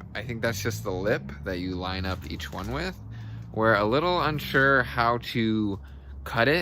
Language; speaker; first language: English; native; English